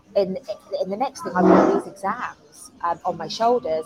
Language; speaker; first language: English; native; English